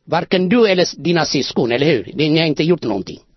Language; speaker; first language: Swedish; non-native, fluent; Amharic